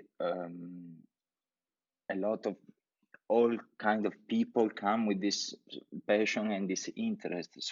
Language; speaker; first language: English; non-native, fluent; Italian